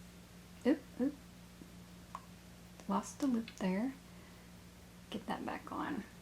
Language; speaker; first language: English; native; English